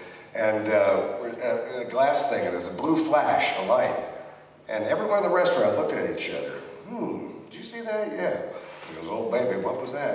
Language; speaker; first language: English; native; English